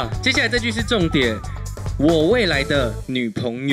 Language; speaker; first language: Chinese; native; Chinese